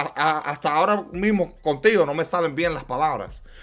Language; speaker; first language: Spanish; early bilingual, other home language; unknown